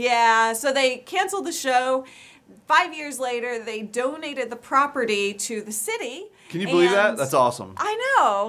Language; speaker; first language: English; native; English